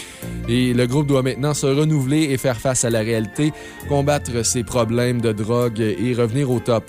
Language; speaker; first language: French; native; French